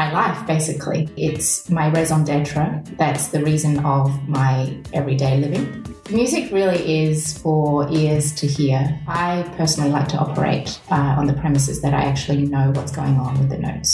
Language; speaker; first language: English; native; English